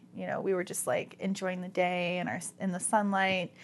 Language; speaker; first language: English; native; English